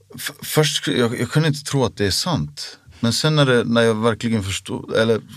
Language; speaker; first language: Swedish; non-native, local second language; Finnish